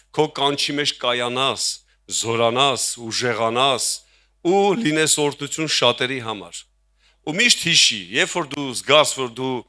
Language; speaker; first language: Armenian; native; Armenian